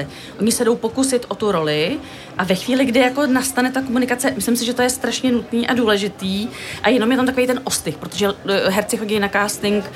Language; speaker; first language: Czech; native; Czech